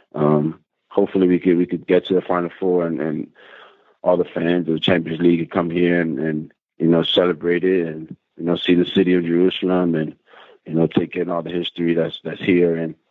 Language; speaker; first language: English; native; English